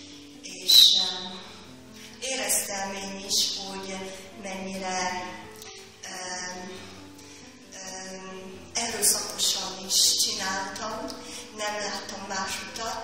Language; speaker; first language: Hungarian; non-native, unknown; French